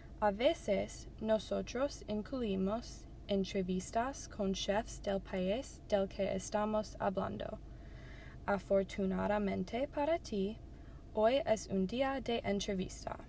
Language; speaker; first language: Spanish; non-native, learner; English